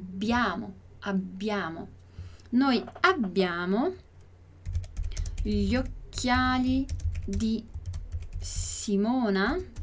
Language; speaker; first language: Italian; non-native, fluent; Portuguese